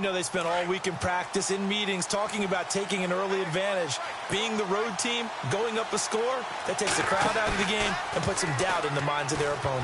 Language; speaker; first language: English; native; English